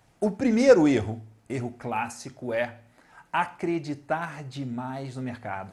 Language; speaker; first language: Portuguese; native; Portuguese